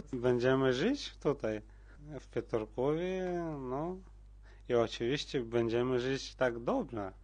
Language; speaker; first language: Polish; non-native, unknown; Russian